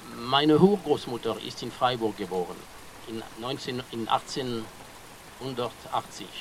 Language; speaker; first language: German; non-native, fluent; French